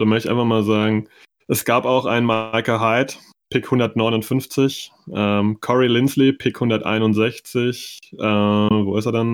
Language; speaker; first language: German; native; German